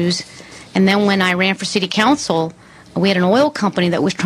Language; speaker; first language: English; native; English